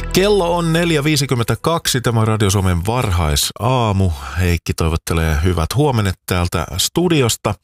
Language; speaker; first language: Finnish; native; Finnish